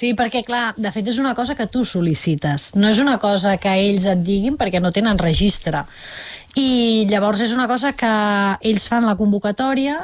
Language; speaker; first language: Catalan; native; Catalan